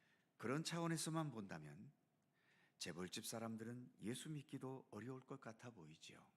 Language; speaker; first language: Korean; native; Korean